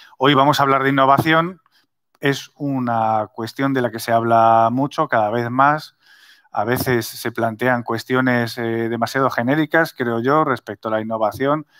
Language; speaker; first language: Spanish; native; Spanish